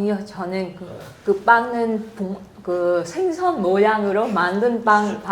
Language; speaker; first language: Korean; non-native, fluent; Vietnamese